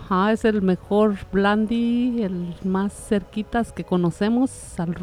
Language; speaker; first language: Spanish; native; Spanish